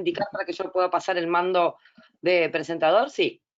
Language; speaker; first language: Spanish; native; Spanish